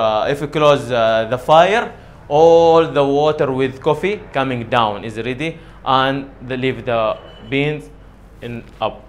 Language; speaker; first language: English; non-native, learner; Arabic